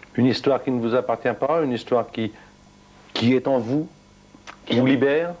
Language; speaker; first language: French; native; French